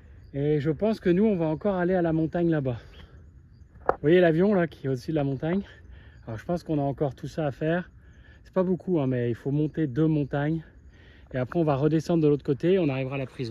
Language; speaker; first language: French; native; French